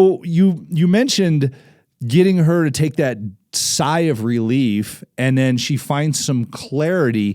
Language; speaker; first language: English; native; English